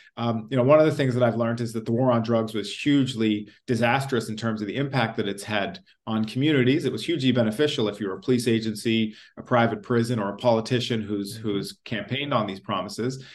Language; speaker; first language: English; native; English